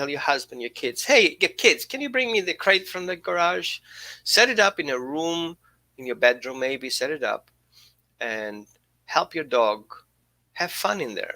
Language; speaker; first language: English; non-native, fluent; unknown